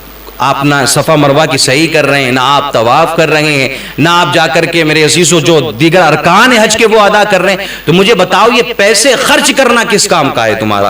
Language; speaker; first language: Urdu; native; Urdu